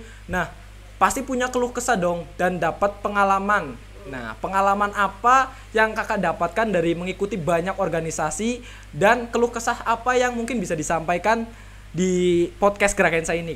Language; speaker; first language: Indonesian; native; Indonesian